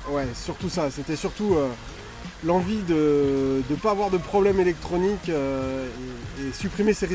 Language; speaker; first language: French; native; French